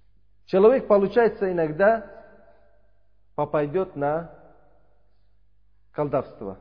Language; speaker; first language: Russian; non-native, learner; Uzbek